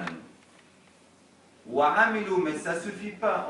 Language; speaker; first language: French; non-native, fluent; Arabic